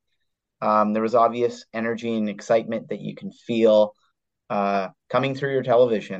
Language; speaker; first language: English; native; English